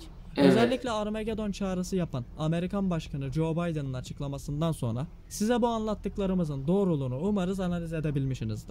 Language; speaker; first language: Turkish; native; Turkish